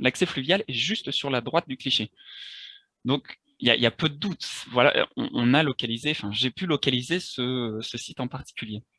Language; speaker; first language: French; native; French